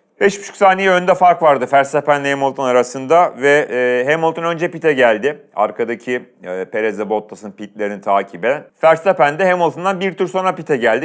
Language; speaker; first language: Turkish; native; Turkish